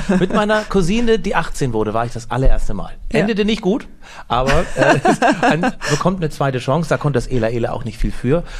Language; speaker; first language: German; native; German